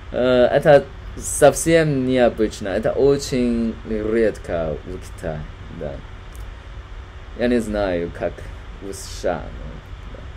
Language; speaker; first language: Russian; non-native, learner; Chinese